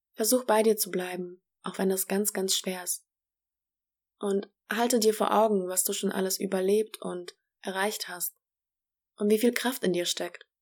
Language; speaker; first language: German; early bilingual, other home language; Polish